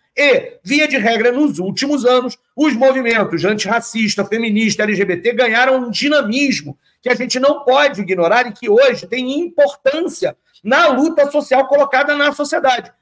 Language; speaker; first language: Portuguese; native; Portuguese